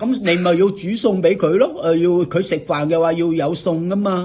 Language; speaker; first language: Cantonese; native; Cantonese